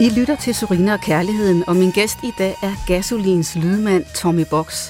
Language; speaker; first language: Danish; native; Danish